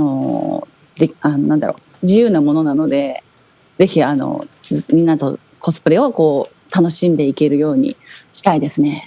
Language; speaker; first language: Japanese; native; Japanese